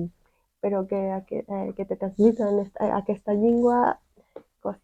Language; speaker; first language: Catalan; non-native, fluent; Spanish